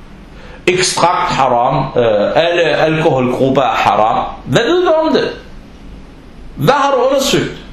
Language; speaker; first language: Danish; non-native, fluent; Arabic